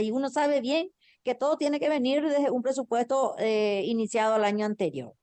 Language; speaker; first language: Spanish; native; Spanish